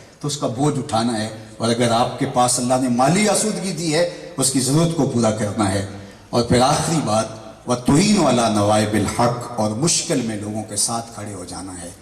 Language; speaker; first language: Urdu; non-native, local second language; Punjabi